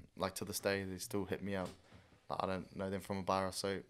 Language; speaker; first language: English; native; English